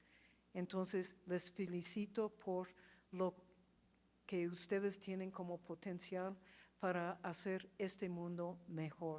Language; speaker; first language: Spanish; non-native, fluent; English